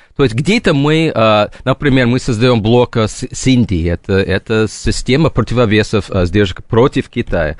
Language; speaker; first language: Russian; non-native, fluent; English